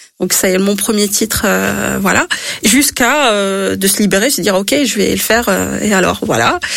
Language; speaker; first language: French; non-native, local second language; Arabic